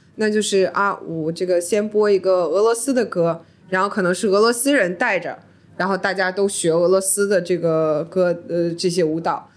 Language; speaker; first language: Chinese; early bilingual, heritage; Chinese